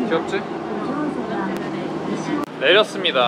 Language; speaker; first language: Korean; native; Korean